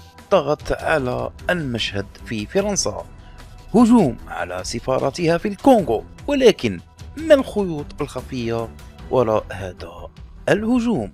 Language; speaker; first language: Arabic; native; Arabic